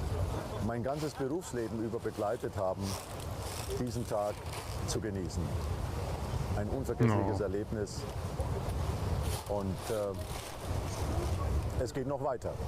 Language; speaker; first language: German; native; German